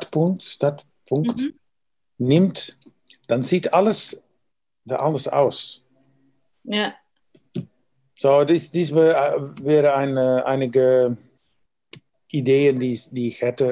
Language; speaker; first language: German; non-native, learner; Dutch